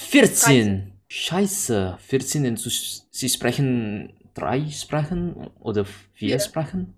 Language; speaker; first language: German; non-native, learner; Indonesian